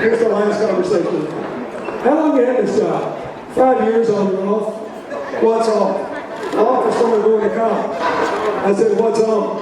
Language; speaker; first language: English; native; English